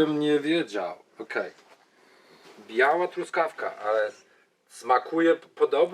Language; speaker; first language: Polish; non-native, learner; English